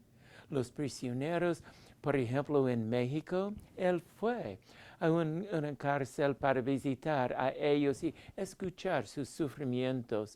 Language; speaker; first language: Spanish; non-native, fluent; English